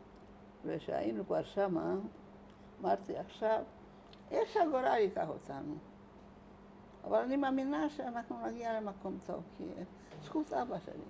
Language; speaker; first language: Hebrew; non-native, fluent; Hungarian